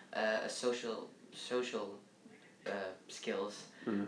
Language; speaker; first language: English; early bilingual, other home language; Indonesian